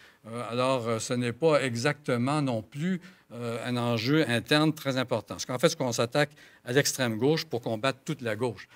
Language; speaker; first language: French; native; French